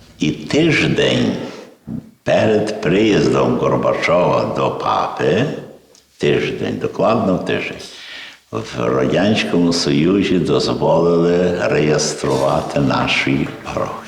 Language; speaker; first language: Ukrainian; native; Ukrainian